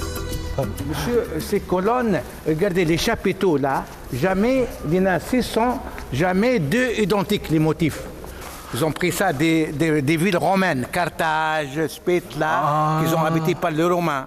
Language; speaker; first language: French; non-native, local second language; Arabic